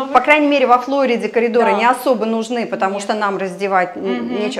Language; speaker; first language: Russian; native; Russian